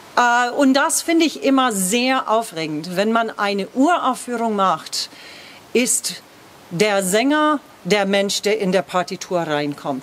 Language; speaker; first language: German; non-native, fluent; English